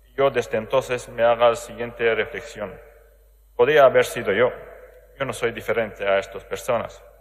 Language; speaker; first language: Spanish; non-native, learner; Arabic